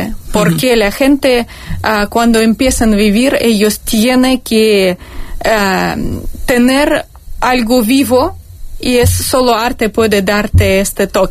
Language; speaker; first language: Spanish; non-native, fluent; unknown